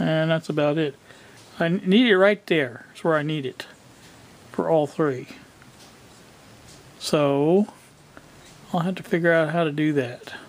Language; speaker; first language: English; native; English